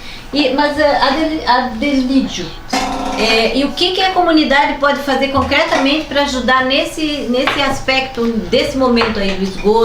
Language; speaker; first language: Portuguese; native; Portuguese